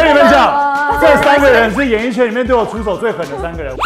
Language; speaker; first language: Chinese; native; Chinese